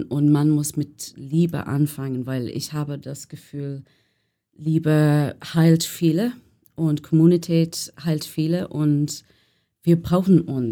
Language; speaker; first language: German; non-native, fluent; English